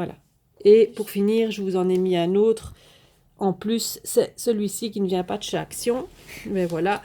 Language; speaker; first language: French; native; French